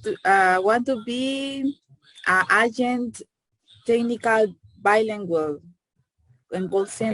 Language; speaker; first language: English; non-native, learner; Spanish